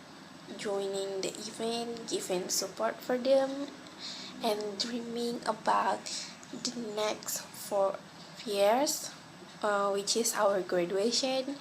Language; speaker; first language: English; non-native, local second language; Malay